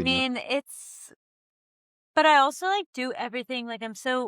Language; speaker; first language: English; native; English